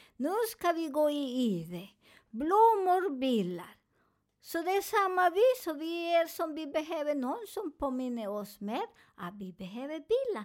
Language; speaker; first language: Swedish; non-native, learner; Spanish